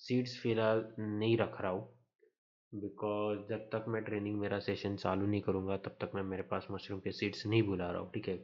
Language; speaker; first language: Hindi; non-native, local second language; Marathi